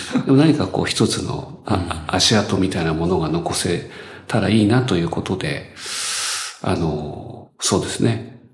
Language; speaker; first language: Japanese; native; Japanese